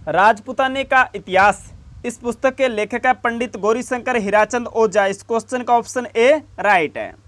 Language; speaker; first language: Hindi; native; Hindi